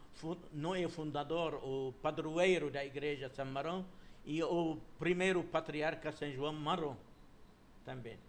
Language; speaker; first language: Portuguese; non-native, fluent; Arabic